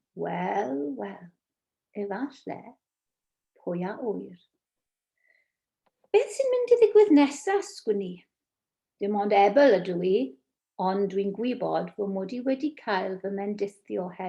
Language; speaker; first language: Welsh; non-native, local second language; English